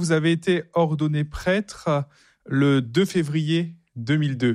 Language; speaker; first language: French; native; French